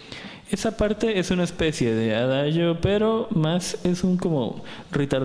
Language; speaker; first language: Spanish; native; Spanish